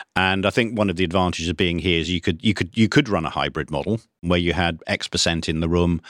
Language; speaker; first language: English; native; English